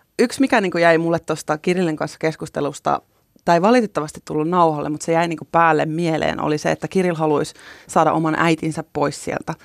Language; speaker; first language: Finnish; native; Finnish